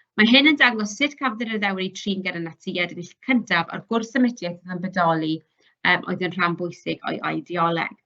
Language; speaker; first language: Welsh; native; Welsh